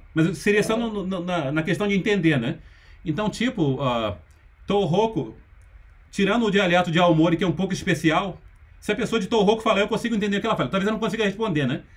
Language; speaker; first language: Portuguese; native; Portuguese